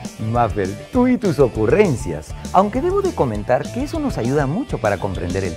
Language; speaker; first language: Spanish; native; Spanish